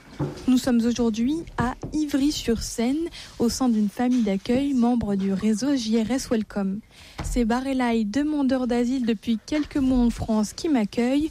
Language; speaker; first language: French; native; French